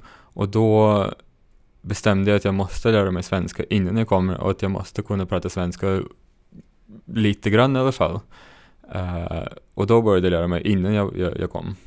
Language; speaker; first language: Swedish; non-native, fluent; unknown